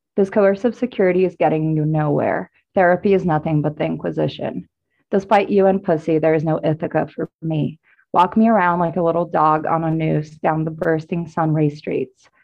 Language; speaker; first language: English; non-native, fluent; Portuguese